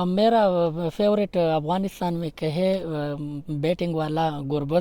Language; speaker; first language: Hindi; non-native, learner; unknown